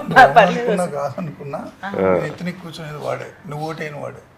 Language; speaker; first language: Telugu; native; Telugu